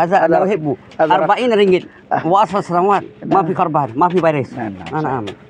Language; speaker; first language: Arabic; non-native, learner; Malay